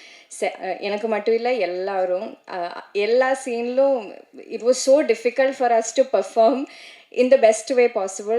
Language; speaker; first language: Tamil; non-native, learner; Malayalam